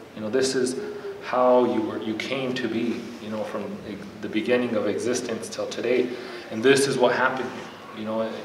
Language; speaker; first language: English; native; English